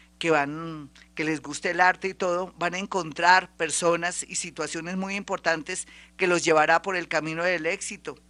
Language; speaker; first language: Spanish; native; Spanish